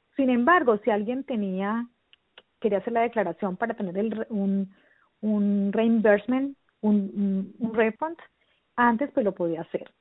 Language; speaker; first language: Spanish; native; Spanish